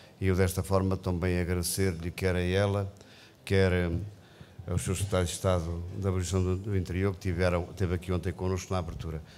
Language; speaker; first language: Portuguese; native; Portuguese